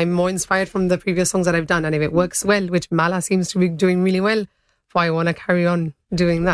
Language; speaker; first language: English; early bilingual, other home language; Spanish